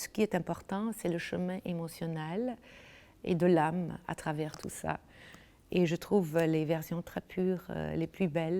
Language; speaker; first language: French; non-native, fluent; German